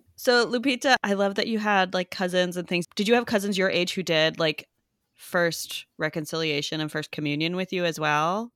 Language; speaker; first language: English; native; English